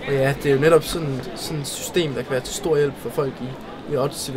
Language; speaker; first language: Danish; native; Danish